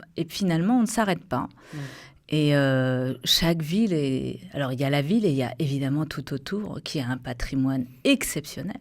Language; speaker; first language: French; native; French